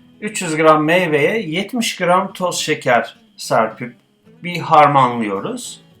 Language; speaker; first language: Turkish; native; Turkish